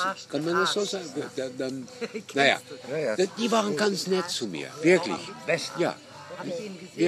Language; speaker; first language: German; non-native, fluent; Dutch